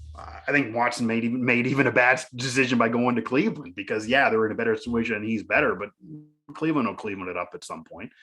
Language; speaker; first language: English; native; English